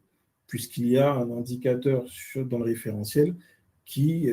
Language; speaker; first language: French; native; French